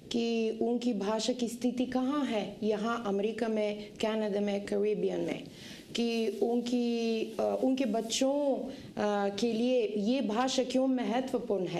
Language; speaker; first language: Hindi; non-native, fluent; Bulgarian